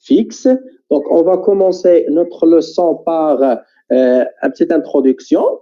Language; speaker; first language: French; non-native, local second language; Arabic